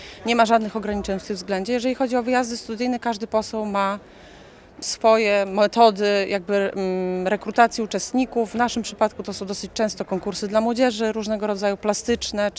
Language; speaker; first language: Polish; native; Polish